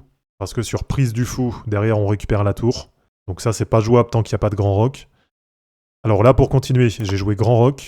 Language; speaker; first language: French; native; French